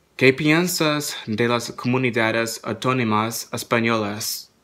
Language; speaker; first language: Spanish; non-native, learner; English